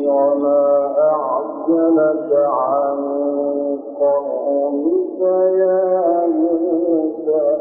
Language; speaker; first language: Arabic; native; Arabic